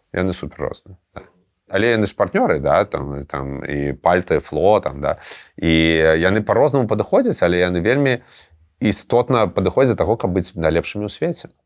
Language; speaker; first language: Belarusian; non-native, local second language; Russian